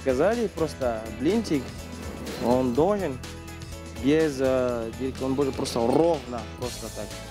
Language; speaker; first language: Russian; non-native, learner; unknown